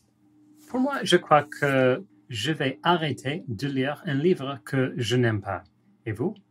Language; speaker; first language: French; non-native, learner; English